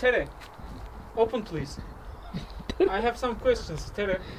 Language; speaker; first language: English; non-native, learner; Turkish